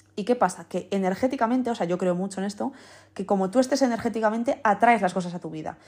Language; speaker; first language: Spanish; early bilingual, other home language; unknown